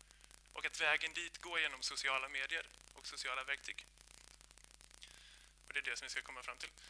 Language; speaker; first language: Swedish; native; Swedish